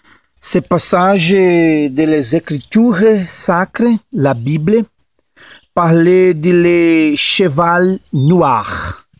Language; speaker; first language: French; non-native, learner; Portuguese